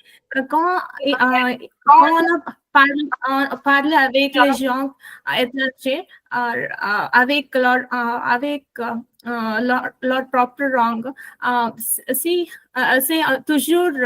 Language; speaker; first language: French; non-native, learner; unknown